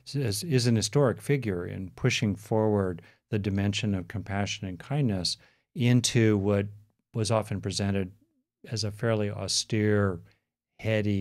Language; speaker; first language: English; native; English